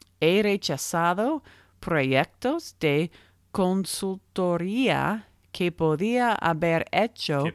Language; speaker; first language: Spanish; non-native, learner; English